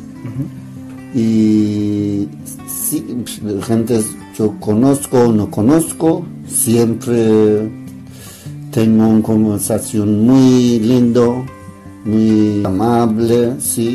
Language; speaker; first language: Spanish; non-native, learner; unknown